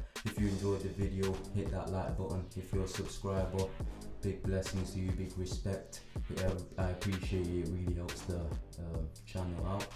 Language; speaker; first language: English; native; English